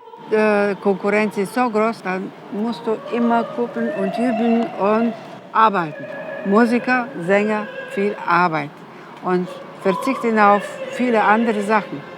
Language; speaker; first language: German; non-native, fluent; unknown